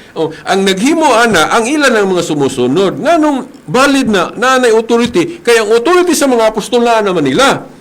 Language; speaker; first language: Cebuano; native; Cebuano